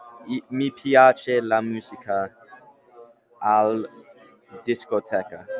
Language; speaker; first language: Italian; non-native, learner; English